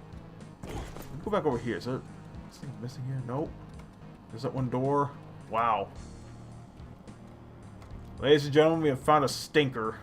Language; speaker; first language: English; native; English